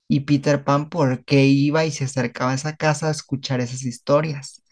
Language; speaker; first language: Spanish; native; Spanish